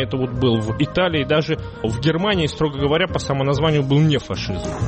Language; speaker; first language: Russian; native; Russian